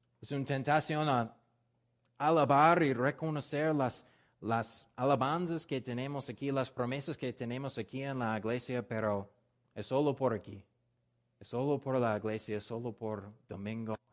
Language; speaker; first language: Spanish; non-native, learner; English